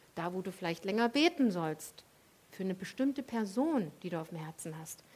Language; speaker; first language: German; native; German